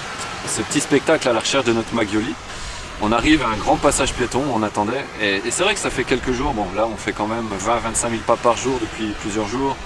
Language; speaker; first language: French; native; French